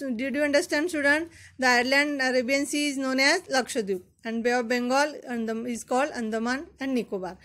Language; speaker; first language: English; non-native, local second language; Marathi